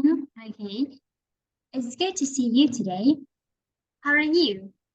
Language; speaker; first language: English; non-native, fluent; Vietnamese